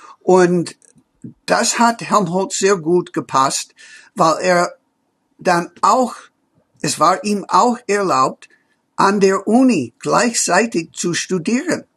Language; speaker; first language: German; non-native, fluent; English